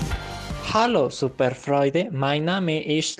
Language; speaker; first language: German; non-native, learner; Spanish